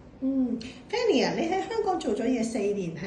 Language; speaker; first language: Cantonese; native; Cantonese